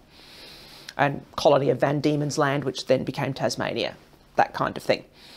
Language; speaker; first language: English; native; English